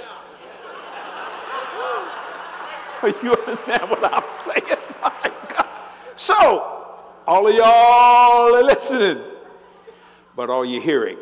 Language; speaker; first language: English; native; English